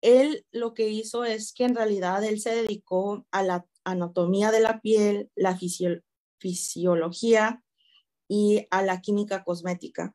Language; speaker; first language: Spanish; early bilingual, heritage; Spanish